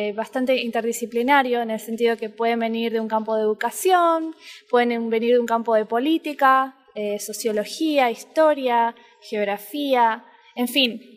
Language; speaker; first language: Spanish; native; Spanish